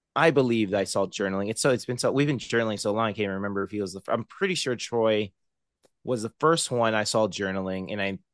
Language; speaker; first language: English; native; English